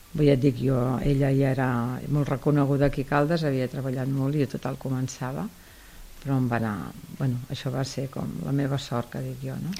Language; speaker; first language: Catalan; native; Catalan